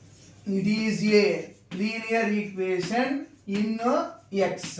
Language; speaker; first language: English; non-native, local second language; Telugu